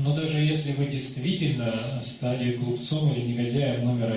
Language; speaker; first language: Russian; native; Russian